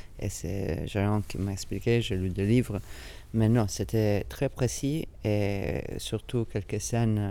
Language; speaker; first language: French; non-native, fluent; Italian